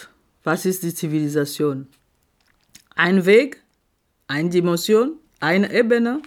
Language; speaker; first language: German; non-native, fluent; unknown